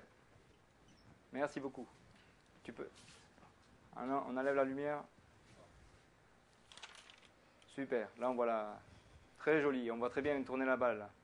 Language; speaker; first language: French; native; French